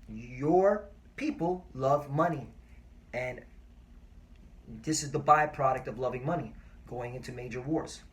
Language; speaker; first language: English; native; English